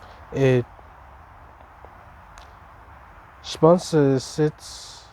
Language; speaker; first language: French; non-native, learner; English